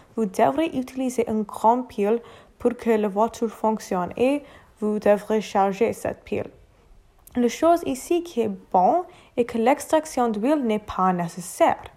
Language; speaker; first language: French; non-native, learner; English